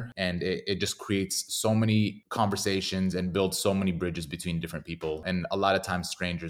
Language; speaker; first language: English; native; English